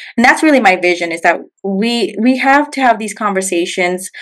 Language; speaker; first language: English; native; English